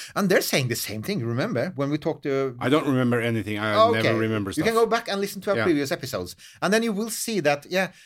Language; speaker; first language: English; non-native, fluent; French